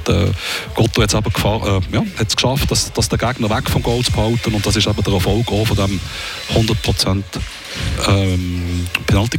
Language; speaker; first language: German; native; German